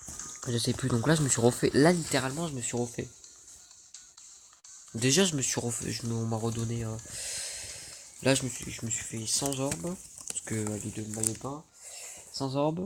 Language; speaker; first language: French; native; French